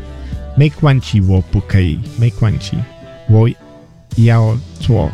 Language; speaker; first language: Chinese; non-native, learner; Czech